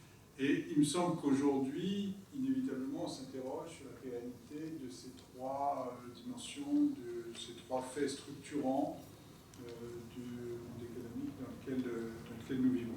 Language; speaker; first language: French; native; French